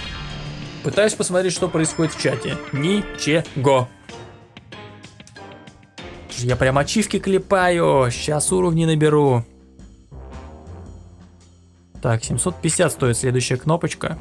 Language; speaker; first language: Russian; native; Russian